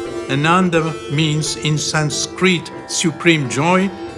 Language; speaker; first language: English; non-native, fluent; Bulgarian